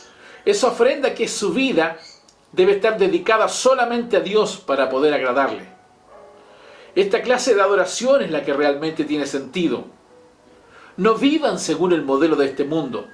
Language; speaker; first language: Spanish; native; Spanish